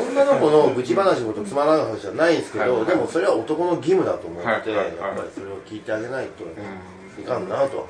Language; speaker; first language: Japanese; native; Japanese